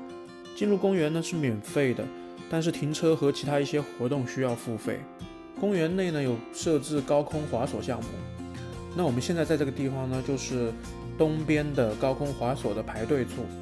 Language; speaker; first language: Chinese; native; Chinese